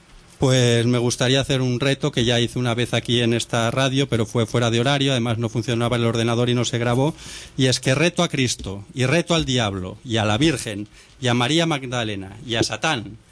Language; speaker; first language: Spanish; native; Spanish